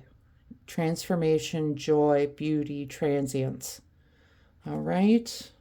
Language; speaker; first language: English; native; English